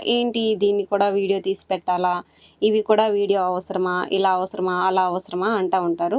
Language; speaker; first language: Telugu; non-native, local second language; Lambadi